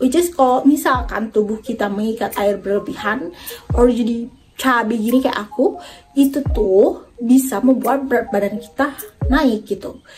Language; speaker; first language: Indonesian; native; Indonesian